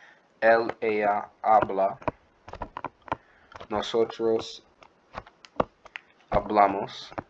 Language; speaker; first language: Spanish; non-native, learner; English